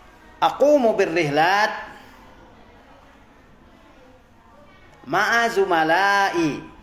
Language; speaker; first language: Arabic; non-native, fluent; Indonesian